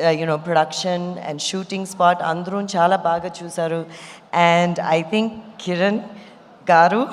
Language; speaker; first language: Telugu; non-native, fluent; Malayalam